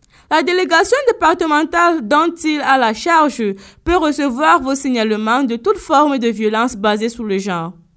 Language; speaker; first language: French; non-native, local second language; Fula